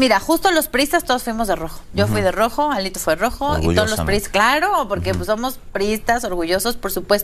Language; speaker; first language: Spanish; native; Spanish